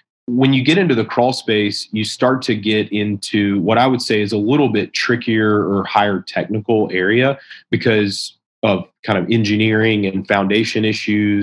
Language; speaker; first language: English; native; English